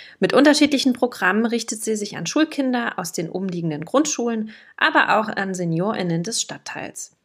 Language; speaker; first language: German; native; German